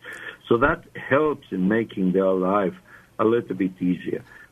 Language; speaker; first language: English; non-native, fluent; Spanish